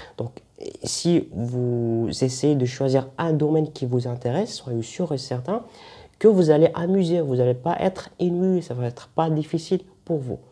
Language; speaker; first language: French; non-native, local second language; Arabic